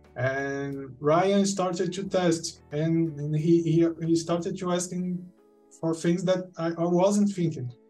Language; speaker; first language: English; non-native, fluent; Portuguese